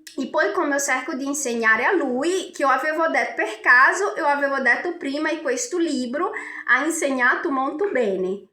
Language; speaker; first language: Italian; non-native, fluent; Portuguese